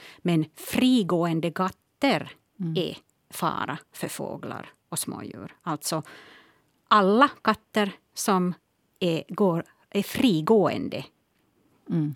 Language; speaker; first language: Swedish; non-native, local second language; Finnish